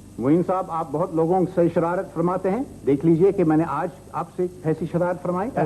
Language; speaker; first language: Urdu; non-native, fluent; English